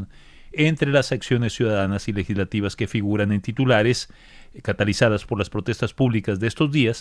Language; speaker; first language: Spanish; native; Spanish